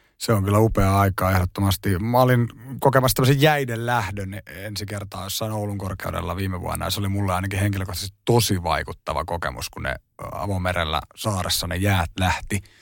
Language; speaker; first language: Finnish; native; Finnish